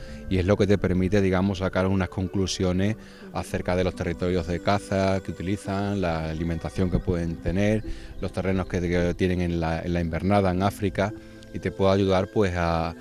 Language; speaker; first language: Spanish; native; Spanish